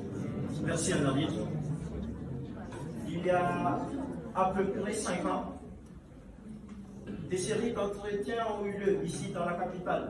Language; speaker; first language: French; non-native, local second language; Malagasy